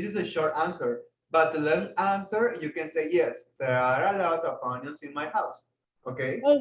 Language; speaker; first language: English; non-native, fluent; Spanish